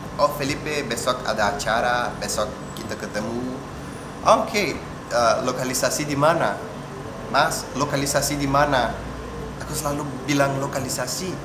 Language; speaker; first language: Indonesian; non-native, fluent; Portuguese